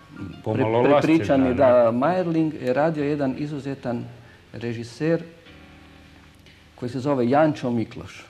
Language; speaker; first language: Croatian; native; Croatian